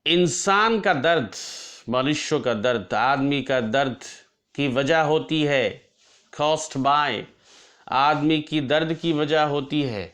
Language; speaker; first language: Hindi; non-native, local second language; Assamese